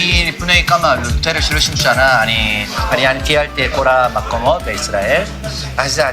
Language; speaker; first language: Hebrew; non-native, learner; Korean